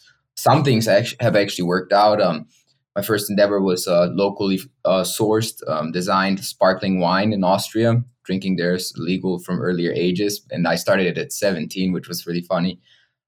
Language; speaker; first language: English; non-native, fluent; German